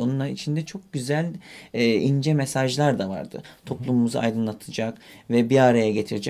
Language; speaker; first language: Turkish; native; Turkish